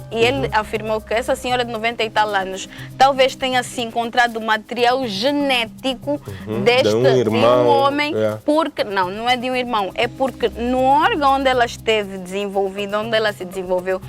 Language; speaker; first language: Portuguese; native; Portuguese